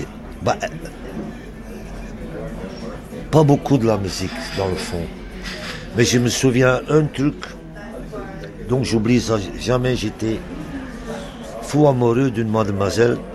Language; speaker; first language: French; non-native, local second language; Dutch